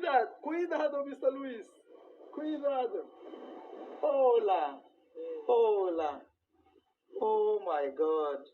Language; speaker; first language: Spanish; non-native, learner; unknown